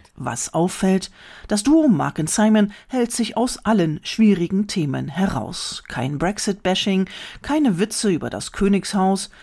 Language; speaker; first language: German; native; German